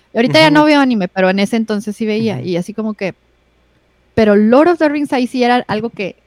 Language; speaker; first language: Spanish; native; Spanish